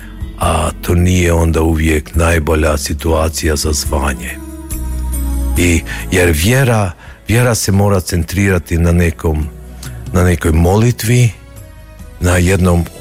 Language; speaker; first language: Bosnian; early bilingual, heritage; Croatian